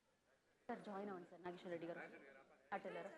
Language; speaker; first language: Telugu; native; Telugu